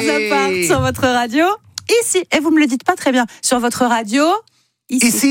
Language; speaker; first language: French; native; French